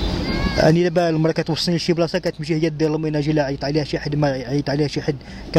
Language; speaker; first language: Arabic; native; Arabic